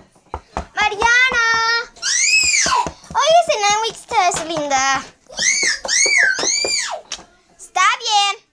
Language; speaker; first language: Spanish; early bilingual, heritage; Spanish